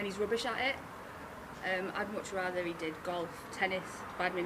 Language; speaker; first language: English; native; English